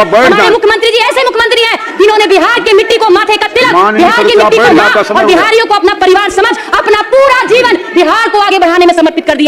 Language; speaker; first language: Hindi; native; Hindi